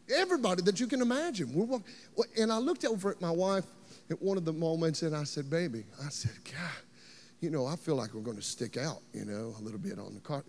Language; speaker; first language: English; native; English